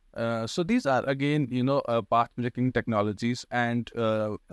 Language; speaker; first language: English; non-native, local second language; Hindi